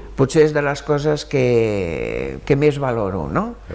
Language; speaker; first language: Catalan; early bilingual, other home language; German